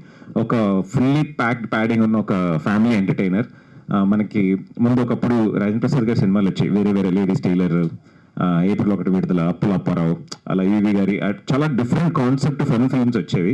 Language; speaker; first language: Telugu; native; Telugu